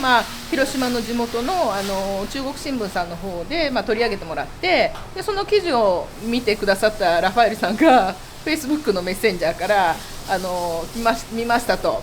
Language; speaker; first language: Japanese; native; Japanese